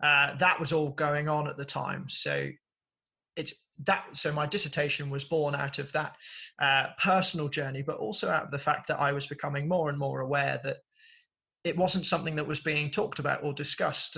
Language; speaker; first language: English; native; English